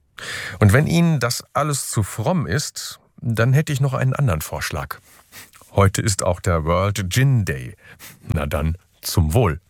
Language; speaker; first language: German; native; German